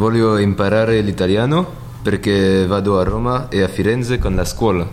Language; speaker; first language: Italian; non-native, learner; French